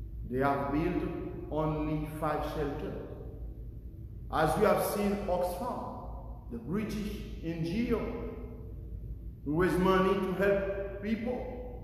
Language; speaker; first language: English; non-native, fluent; Haitian Creole